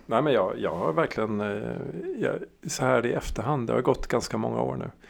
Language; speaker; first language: Swedish; early bilingual, heritage; Swedish